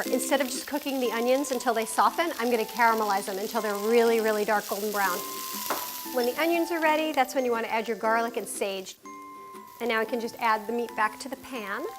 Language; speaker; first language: English; native; English